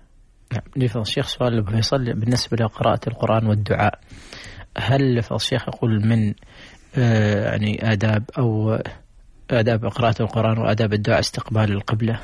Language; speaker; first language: Arabic; native; Arabic